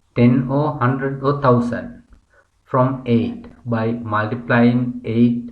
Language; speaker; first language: English; non-native, local second language; Sinhala